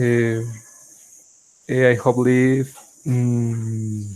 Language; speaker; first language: English; non-native, learner; Spanish